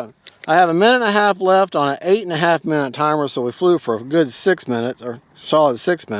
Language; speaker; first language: English; native; English